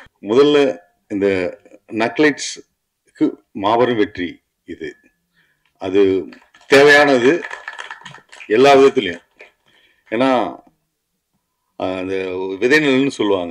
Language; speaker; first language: Tamil; native; Tamil